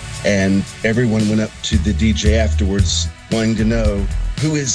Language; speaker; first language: English; native; English